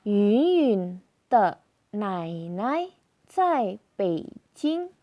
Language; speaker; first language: Chinese; non-native, fluent; Indonesian